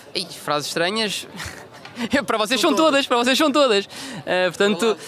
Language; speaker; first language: Portuguese; native; Portuguese